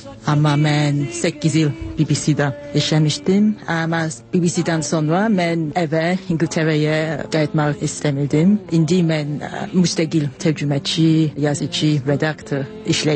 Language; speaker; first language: Azerbaijani; non-native, learner; English